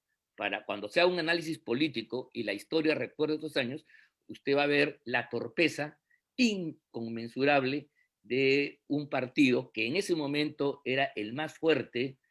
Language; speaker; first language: Spanish; native; Spanish